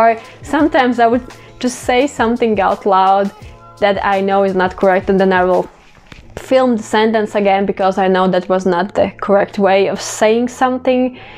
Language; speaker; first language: English; non-native, fluent; Latvian